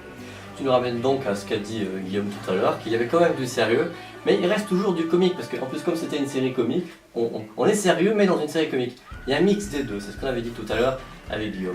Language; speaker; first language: French; native; French